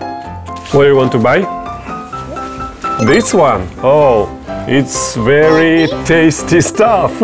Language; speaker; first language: English; non-native, fluent; Russian